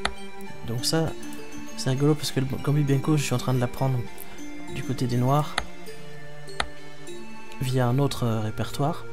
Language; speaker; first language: French; native; French